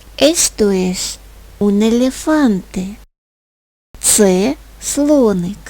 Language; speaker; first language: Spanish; non-native, fluent; Ukrainian